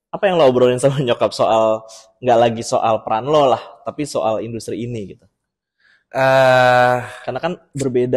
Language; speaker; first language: Indonesian; native; Indonesian